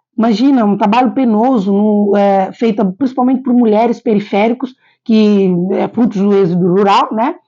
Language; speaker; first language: Portuguese; non-native, local second language; Kabuverdianu